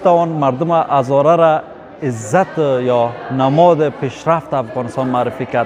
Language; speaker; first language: Persian; native; Persian